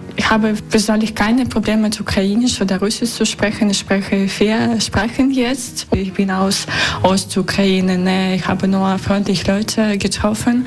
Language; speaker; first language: German; non-native, learner; Russian